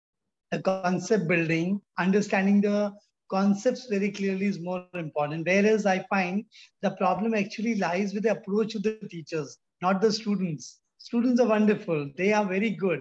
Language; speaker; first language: English; non-native, local second language; Hindi